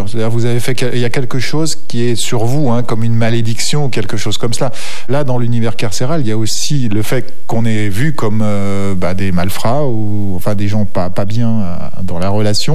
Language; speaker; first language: French; native; French